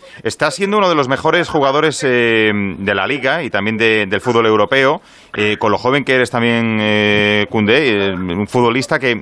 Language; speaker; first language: Spanish; native; Spanish